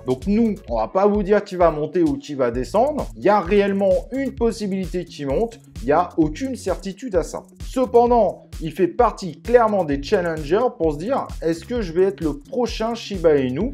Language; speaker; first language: French; native; French